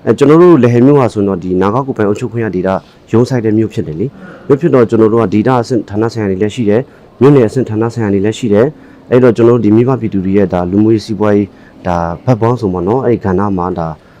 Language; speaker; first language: Burmese; non-native, local second language; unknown